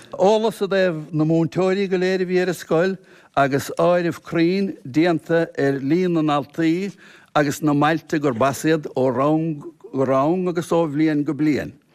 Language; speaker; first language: Irish; native; Irish